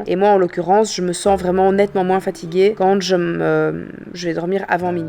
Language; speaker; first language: French; native; French